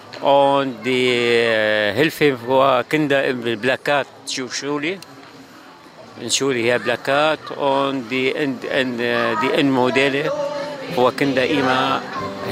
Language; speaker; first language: German; non-native, learner; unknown